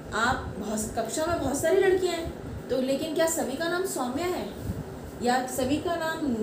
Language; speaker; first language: Hindi; native; Hindi